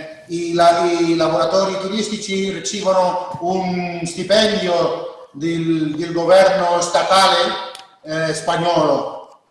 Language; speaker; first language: Italian; non-native, learner; Spanish